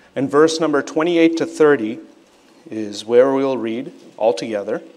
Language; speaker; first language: English; native; English